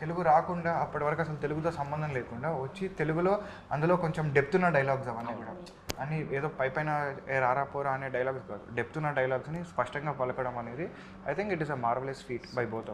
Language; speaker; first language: Telugu; native; Telugu